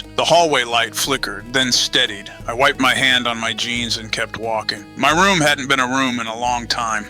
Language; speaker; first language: English; native; English